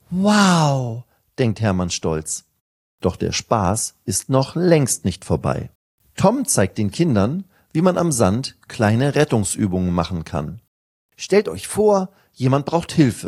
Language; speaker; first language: German; native; German